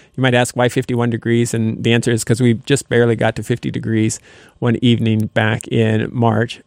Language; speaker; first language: English; native; English